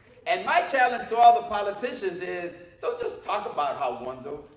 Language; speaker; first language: English; early bilingual, other home language; Spanish